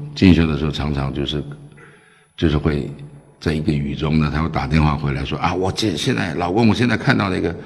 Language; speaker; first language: Chinese; early bilingual, other home language; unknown